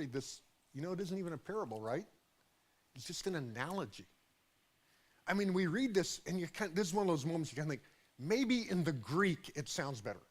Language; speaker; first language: English; native; English